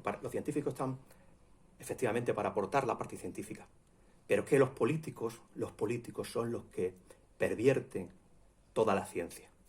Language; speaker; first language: Spanish; native; Spanish